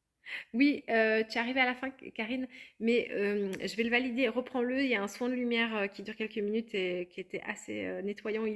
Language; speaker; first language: French; native; French